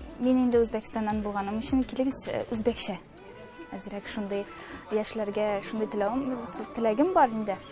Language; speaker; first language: Tatar; early bilingual, heritage; Tatar